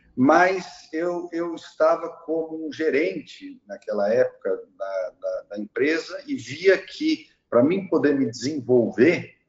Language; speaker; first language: Portuguese; native; Portuguese